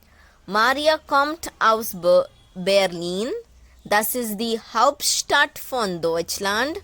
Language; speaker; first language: German; non-native, fluent; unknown